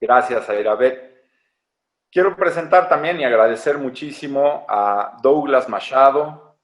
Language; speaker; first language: Spanish; native; Spanish